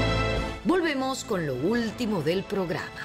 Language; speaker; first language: Spanish; native; Spanish